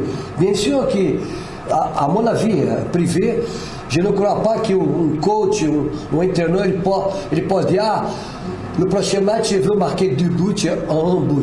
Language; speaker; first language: French; non-native, fluent; Portuguese